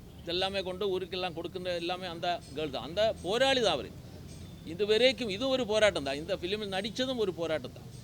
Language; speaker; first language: Tamil; non-native, learner; Malayalam